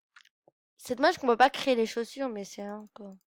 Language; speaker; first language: French; native; French